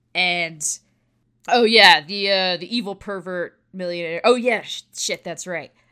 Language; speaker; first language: English; native; English